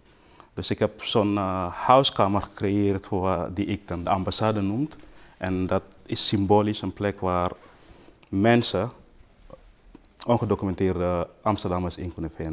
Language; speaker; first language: Dutch; non-native, fluent; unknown